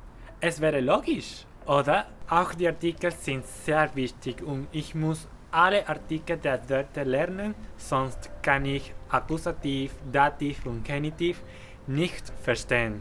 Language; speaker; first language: German; non-native, fluent; Spanish